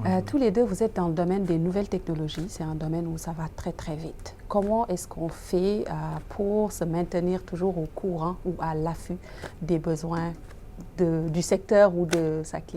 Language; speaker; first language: French; native; French